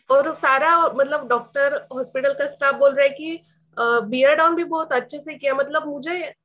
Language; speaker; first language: Hindi; non-native, local second language; Marathi